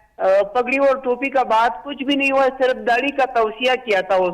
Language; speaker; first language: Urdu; non-native, learner; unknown